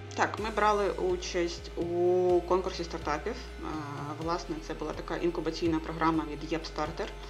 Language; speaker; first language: Ukrainian; native; Ukrainian